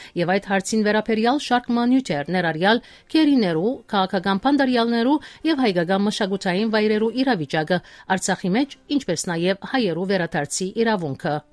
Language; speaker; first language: Armenian; early bilingual, heritage; Armenian